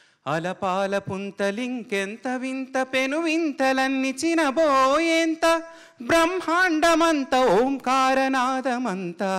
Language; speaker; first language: Telugu; native; Telugu